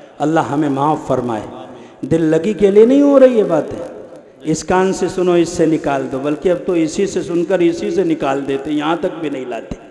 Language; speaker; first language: Urdu; native; Urdu